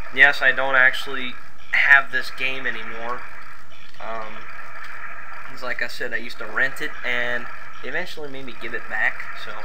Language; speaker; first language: English; native; English